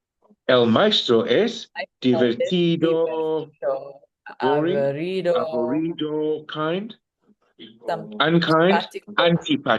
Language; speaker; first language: Spanish; non-native, learner; English